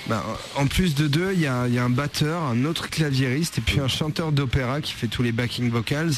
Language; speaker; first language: French; native; French